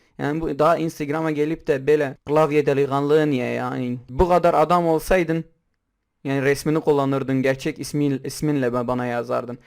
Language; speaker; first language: Turkish; non-native, local second language; Kurdish